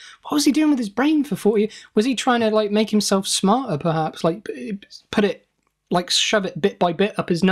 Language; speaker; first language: English; native; English